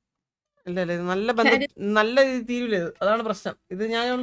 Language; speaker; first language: Malayalam; native; Malayalam